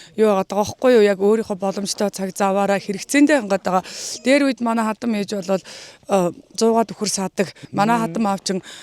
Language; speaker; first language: Mongolian; native; Mongolian